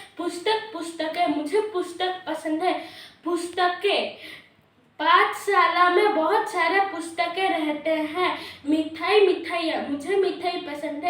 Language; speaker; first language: Hindi; non-native, local second language; Odia